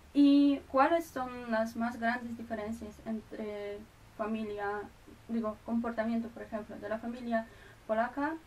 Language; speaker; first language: Spanish; non-native, fluent; Polish